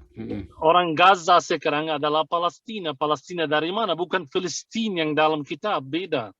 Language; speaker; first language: Indonesian; non-native, fluent; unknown